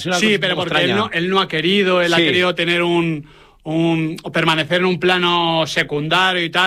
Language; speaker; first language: Spanish; native; Spanish